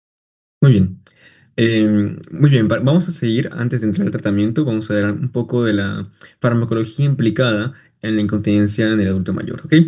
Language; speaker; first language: Spanish; native; Spanish